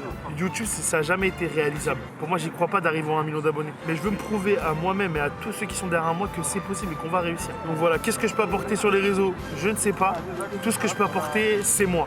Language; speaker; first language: French; native; French